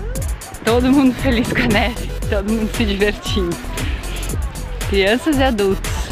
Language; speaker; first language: Portuguese; native; Portuguese